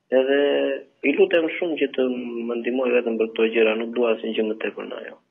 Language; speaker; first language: Albanian; native; Albanian